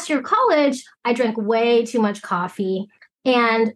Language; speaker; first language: English; early bilingual, other home language; Cantonese